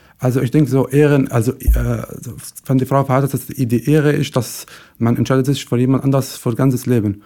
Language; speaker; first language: German; non-native, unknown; Arabic